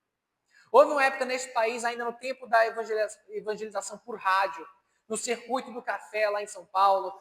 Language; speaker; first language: Portuguese; native; Portuguese